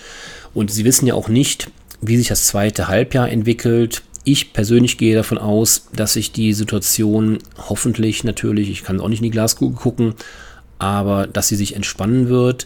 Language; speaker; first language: German; native; German